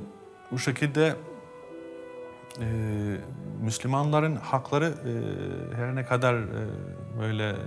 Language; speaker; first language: Turkish; non-native, fluent; Albanian